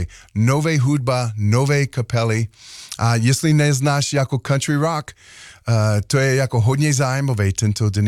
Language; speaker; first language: Czech; non-native, learner; English